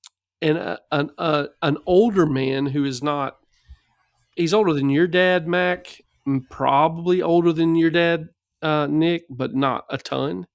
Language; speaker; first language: English; native; English